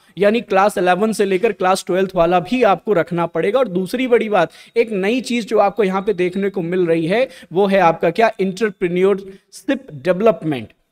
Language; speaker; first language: Hindi; native; Hindi